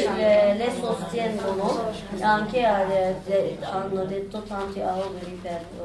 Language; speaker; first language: Italian; non-native, learner; Turkish